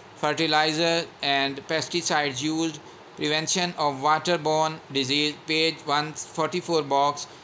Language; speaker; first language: English; non-native, local second language; Urdu